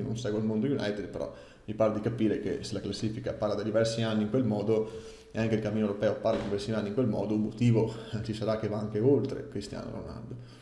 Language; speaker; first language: Italian; native; Italian